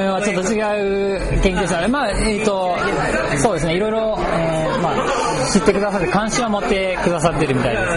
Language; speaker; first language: Japanese; native; Japanese